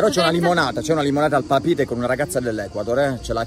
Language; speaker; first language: Italian; native; Italian